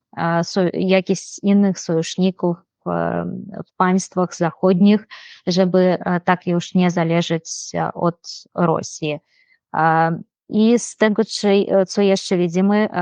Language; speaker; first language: Polish; non-native, fluent; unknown